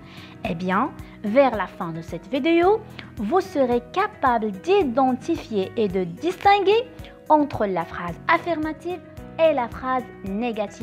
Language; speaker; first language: French; non-native, local second language; Arabic